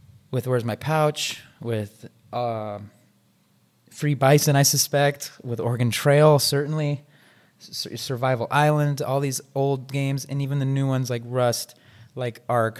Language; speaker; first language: English; native; English